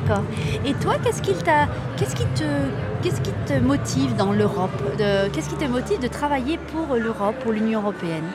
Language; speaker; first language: French; native; French